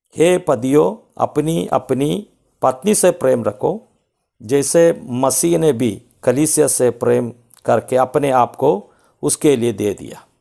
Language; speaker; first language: Hindi; non-native, local second language; Malayalam